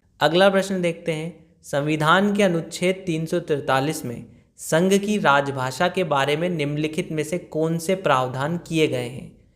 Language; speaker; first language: Hindi; native; Hindi